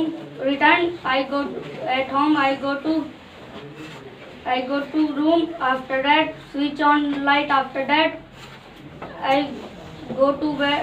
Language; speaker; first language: English; non-native, learner; Hindi